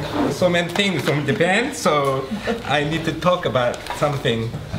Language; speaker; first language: English; non-native, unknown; Japanese